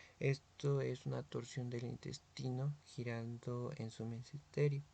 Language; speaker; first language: Spanish; native; Spanish